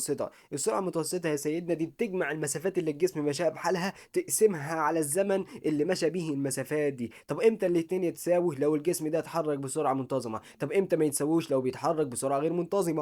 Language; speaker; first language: Arabic; native; Arabic